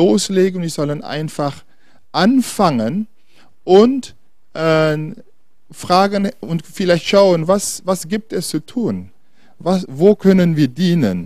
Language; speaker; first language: German; non-native, fluent; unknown